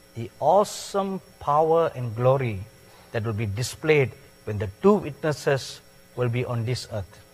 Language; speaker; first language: English; non-native, local second language; Tamil